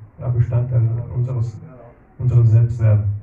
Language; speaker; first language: German; non-native, fluent; Russian